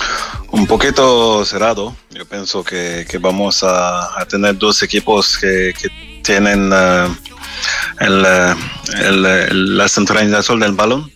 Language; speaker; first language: Spanish; non-native, fluent; French